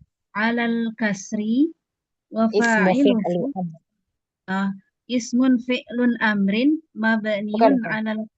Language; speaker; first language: Arabic; non-native, learner; Indonesian